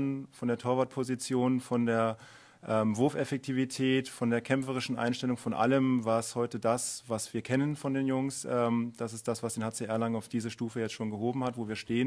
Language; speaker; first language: German; native; German